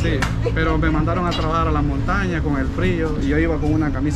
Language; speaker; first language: Spanish; native; Spanish